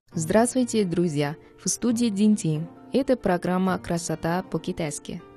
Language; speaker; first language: Russian; non-native, fluent; Chinese